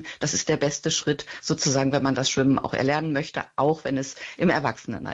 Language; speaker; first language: German; native; German